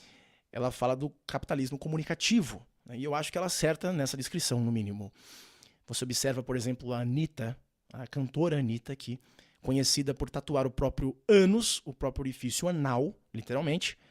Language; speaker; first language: Portuguese; native; Portuguese